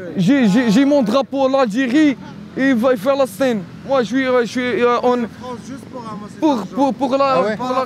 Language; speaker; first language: French; non-native, learner; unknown